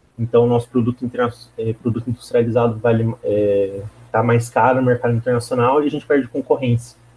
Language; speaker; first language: Portuguese; native; Portuguese